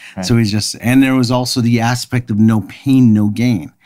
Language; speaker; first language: English; native; English